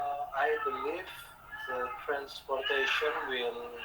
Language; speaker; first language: English; non-native, fluent; Indonesian